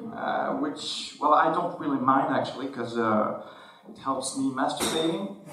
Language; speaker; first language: English; non-native, fluent; Arabic